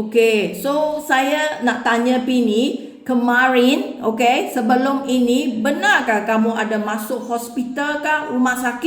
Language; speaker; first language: Indonesian; non-native, learner; Filipino